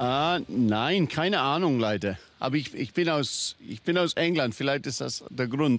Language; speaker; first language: German; non-native, fluent; English